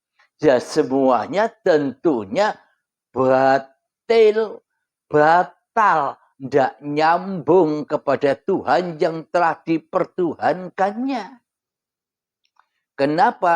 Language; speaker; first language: Indonesian; non-native, local second language; Javanese